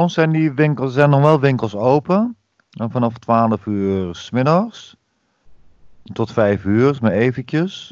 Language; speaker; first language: Dutch; native; Dutch